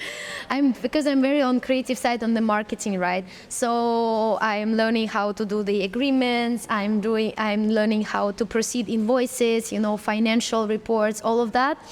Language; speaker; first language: English; non-native, fluent; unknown